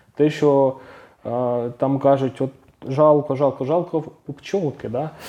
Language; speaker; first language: Ukrainian; non-native, local second language; Russian